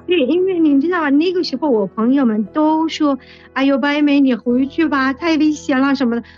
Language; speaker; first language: Chinese; non-native, fluent; Persian